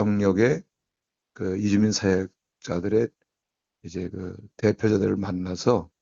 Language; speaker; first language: Korean; native; Korean